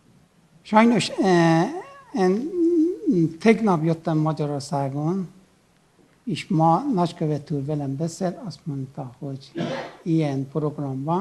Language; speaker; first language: Hungarian; non-native, learner; Persian